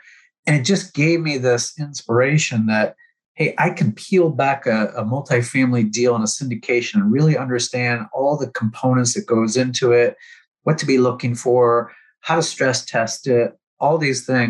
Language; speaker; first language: English; native; English